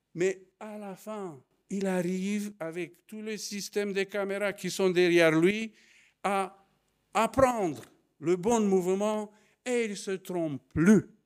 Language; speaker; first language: French; non-native, fluent; Romanian